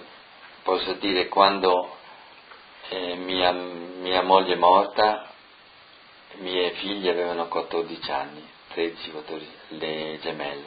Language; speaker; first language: Italian; non-native, local second language; Friulian